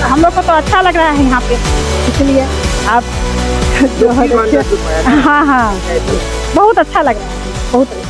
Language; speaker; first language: Hindi; non-native, local second language; Bangla